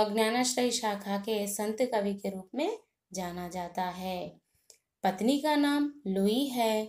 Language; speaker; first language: Hindi; non-native, local second language; Telugu